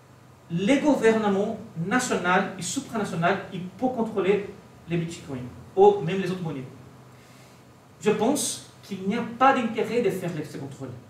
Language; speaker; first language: French; non-native, learner; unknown